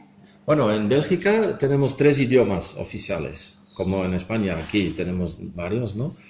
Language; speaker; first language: Spanish; non-native, fluent; Dutch